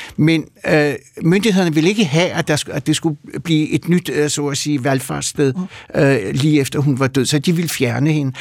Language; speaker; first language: Danish; early bilingual, other home language; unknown